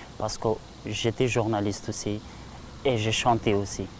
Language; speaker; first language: French; non-native, learner; Persian